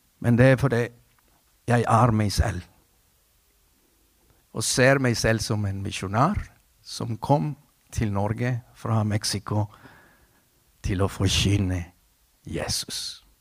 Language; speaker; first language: Norwegian; non-native, fluent; Spanish